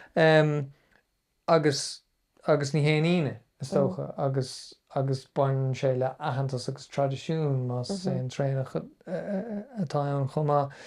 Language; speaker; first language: Irish; native; Irish